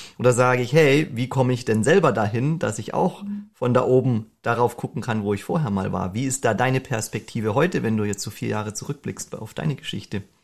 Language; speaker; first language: German; native; German